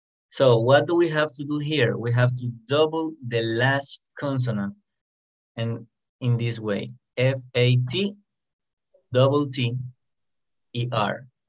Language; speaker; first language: English; non-native, fluent; Spanish